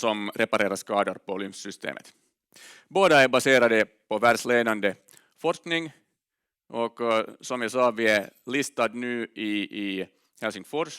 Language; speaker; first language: Swedish; non-native, local second language; Finnish